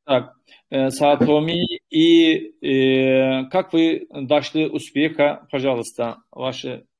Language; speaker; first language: Russian; non-native, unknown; Turkish